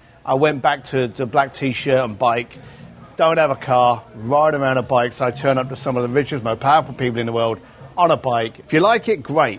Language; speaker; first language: English; native; English